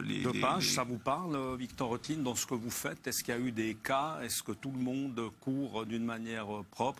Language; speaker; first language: French; native; French